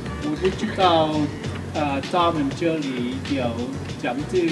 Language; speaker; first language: Chinese; non-native, learner; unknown